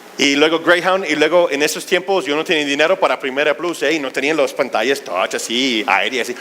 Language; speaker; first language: Spanish; non-native, fluent; English